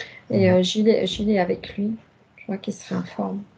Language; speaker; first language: French; native; French